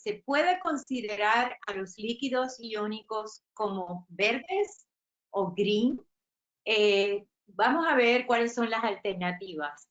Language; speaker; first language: Spanish; native; Spanish